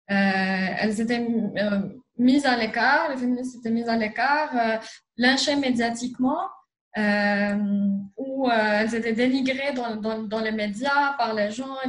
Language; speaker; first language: French; non-native, local second language; Arabic